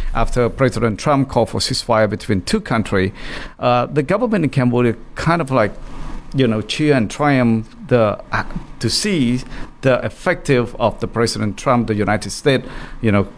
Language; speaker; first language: English; non-native, fluent; Khmer